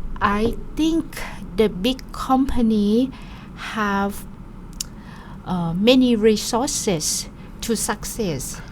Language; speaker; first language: English; non-native, learner; Thai